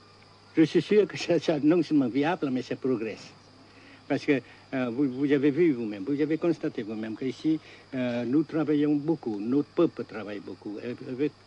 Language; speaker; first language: French; non-native, fluent; Vietnamese